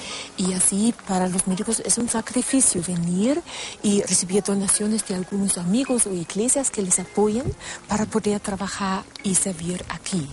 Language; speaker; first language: Spanish; non-native, fluent; German